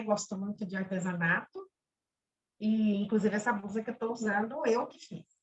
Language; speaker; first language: Portuguese; native; Portuguese